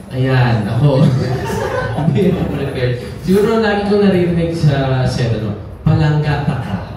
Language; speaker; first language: Filipino; native; Filipino